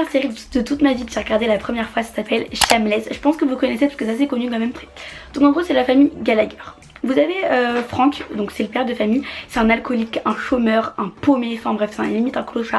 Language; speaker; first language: French; native; French